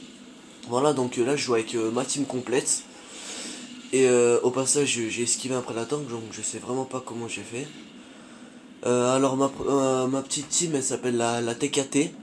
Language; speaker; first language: French; native; French